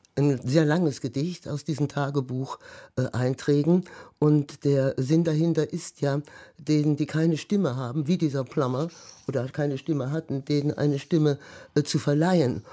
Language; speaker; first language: German; native; German